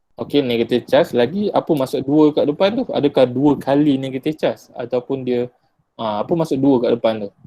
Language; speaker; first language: Malay; native; Malay